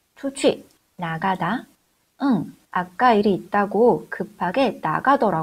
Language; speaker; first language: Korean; non-native, fluent; Chinese